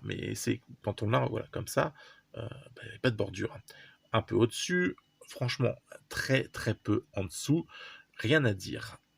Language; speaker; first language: French; native; French